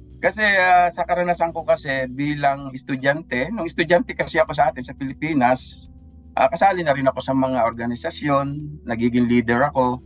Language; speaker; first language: Filipino; native; Filipino